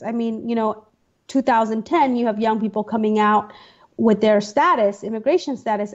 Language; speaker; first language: English; native; English